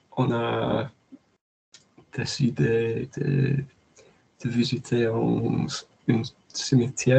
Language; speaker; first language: French; non-native, learner; English